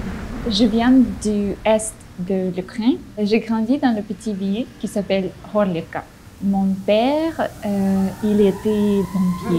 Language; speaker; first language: French; non-native, learner; Russian